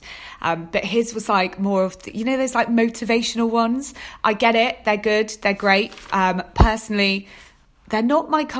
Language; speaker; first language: English; native; English